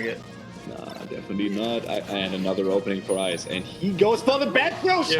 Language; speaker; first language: English; non-native, fluent; German